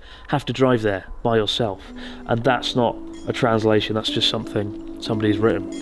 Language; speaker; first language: English; native; English